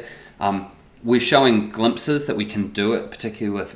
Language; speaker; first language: English; native; English